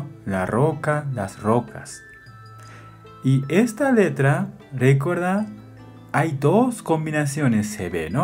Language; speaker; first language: Spanish; non-native, fluent; Japanese